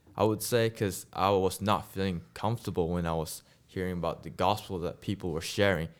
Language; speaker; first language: English; non-native, local second language; Chinese